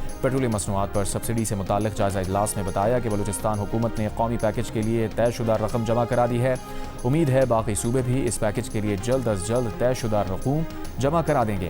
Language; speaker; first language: Urdu; native; Urdu